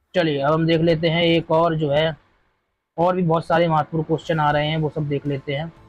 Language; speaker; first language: Hindi; native; Hindi